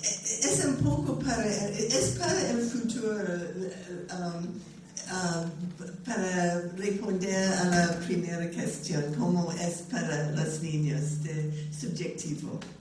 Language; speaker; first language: Spanish; non-native, learner; English